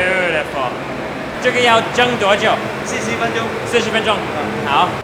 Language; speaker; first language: Chinese; non-native, fluent; English